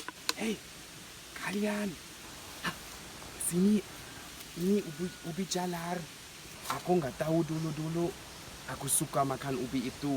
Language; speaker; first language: Indonesian; non-native, fluent; German